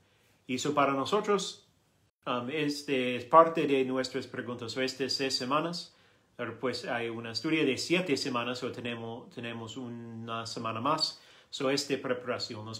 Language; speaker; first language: Spanish; non-native, learner; English